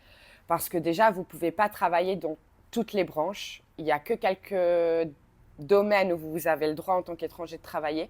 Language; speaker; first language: French; native; French